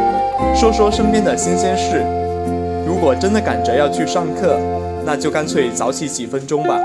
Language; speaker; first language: Chinese; native; Chinese